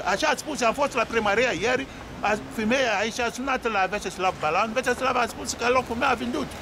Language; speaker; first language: Romanian; non-native, learner; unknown